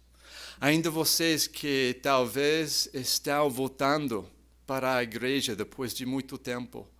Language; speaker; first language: Portuguese; non-native, fluent; English